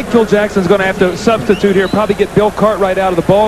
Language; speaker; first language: English; native; English